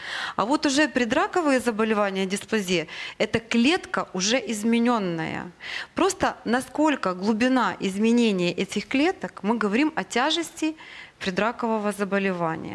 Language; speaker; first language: Russian; native; Russian